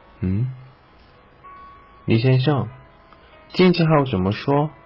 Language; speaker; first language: Chinese; non-native, learner; Korean